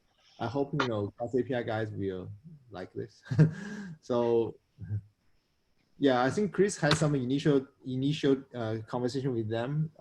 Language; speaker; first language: English; non-native, fluent; Chinese